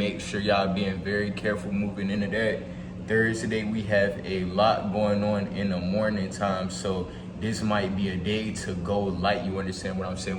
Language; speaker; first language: English; native; English